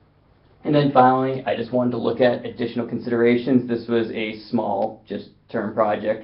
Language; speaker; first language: English; native; English